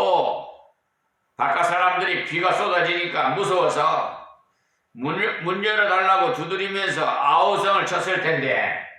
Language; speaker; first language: Korean; native; Korean